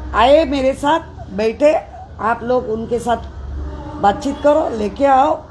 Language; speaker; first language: Hindi; non-native, local second language; Marathi